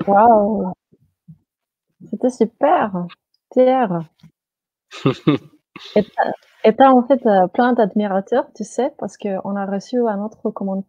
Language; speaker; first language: French; non-native, fluent; Slovenian